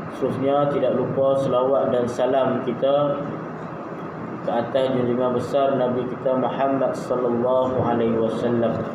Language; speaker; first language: Malay; native; Malay